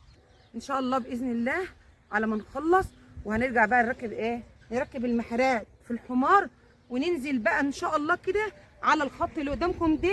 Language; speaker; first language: Arabic; native; Arabic